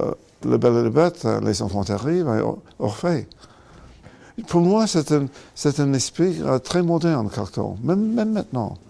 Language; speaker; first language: French; non-native, learner; English